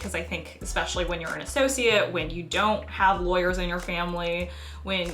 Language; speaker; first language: English; early bilingual, other home language; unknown